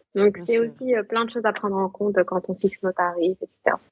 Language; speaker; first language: French; non-native, local second language; Arabic